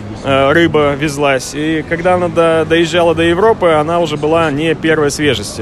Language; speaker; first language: Russian; native; Russian